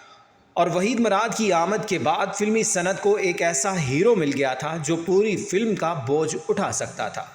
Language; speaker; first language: Urdu; native; Urdu